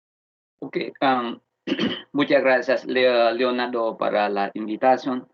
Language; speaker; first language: Spanish; non-native, learner; Vietnamese